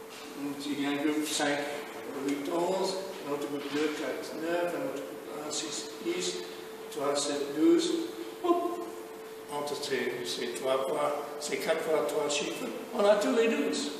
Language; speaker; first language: French; non-native, fluent; English